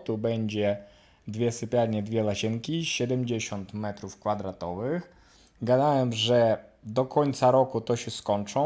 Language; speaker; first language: Polish; non-native, learner; Ukrainian